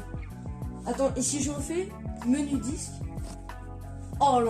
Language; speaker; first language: French; native; French